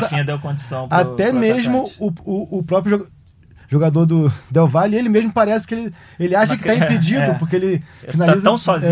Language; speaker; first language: Portuguese; native; Portuguese